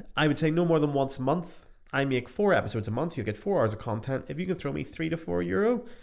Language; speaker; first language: English; native; English